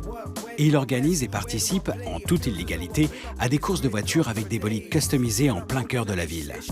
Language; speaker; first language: French; native; French